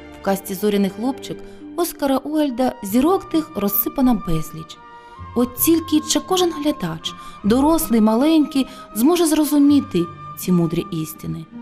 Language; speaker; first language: Ukrainian; native; Ukrainian